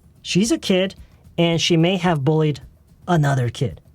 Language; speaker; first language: English; non-native, fluent; Korean